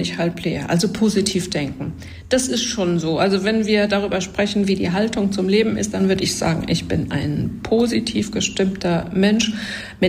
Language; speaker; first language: German; native; German